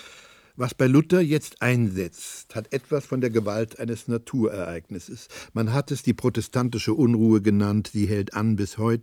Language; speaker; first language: German; native; German